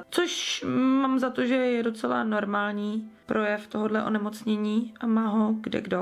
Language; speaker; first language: Czech; native; Czech